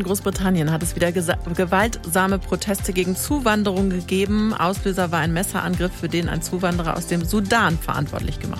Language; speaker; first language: German; native; German